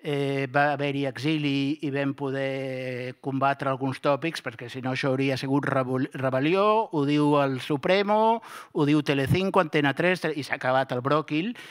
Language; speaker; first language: Catalan; native; Catalan